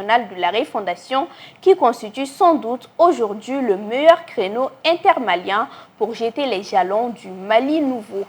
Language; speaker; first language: French; non-native, local second language; Bambara